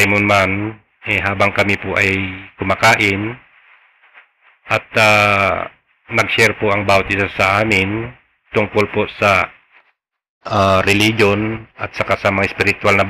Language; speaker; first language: Filipino; non-native, local second language; Iloko